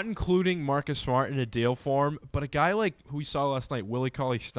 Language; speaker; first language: English; native; English